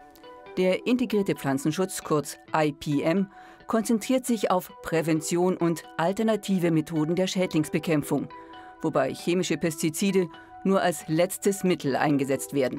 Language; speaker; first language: German; native; German